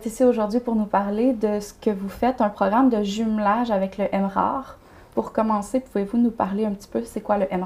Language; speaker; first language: French; native; French